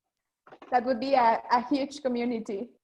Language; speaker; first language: English; non-native, learner; Spanish